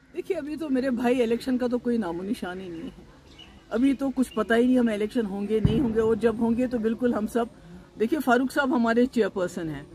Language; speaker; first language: Hindi; non-native, local second language; Kashmiri